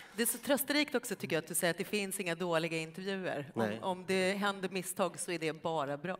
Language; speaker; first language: Swedish; native; Swedish